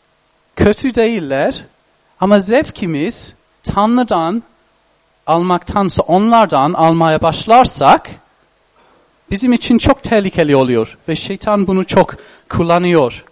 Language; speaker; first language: Turkish; non-native, fluent; English